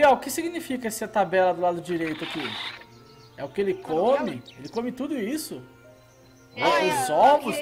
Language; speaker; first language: Portuguese; native; Portuguese